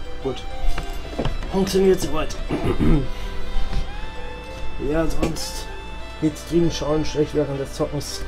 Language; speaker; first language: German; native; German